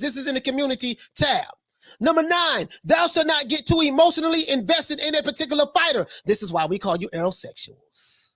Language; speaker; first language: English; native; English